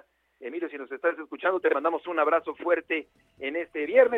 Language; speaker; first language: Spanish; native; Spanish